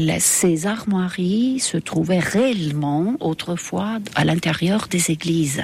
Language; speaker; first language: French; non-native, fluent; Estonian